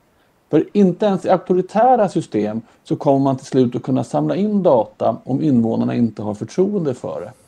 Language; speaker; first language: Swedish; native; Swedish